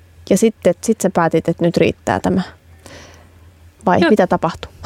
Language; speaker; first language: Finnish; native; Finnish